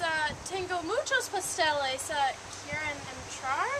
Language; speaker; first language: Spanish; non-native, learner; English